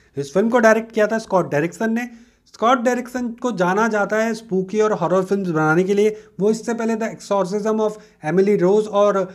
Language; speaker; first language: Hindi; native; Hindi